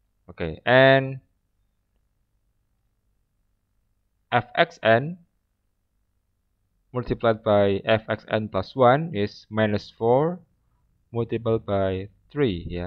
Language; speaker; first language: English; non-native, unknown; Indonesian